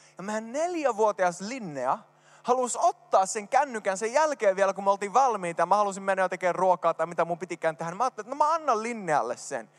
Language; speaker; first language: Finnish; early bilingual, heritage; Finnish